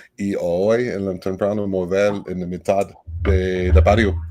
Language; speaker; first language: Spanish; non-native, learner; English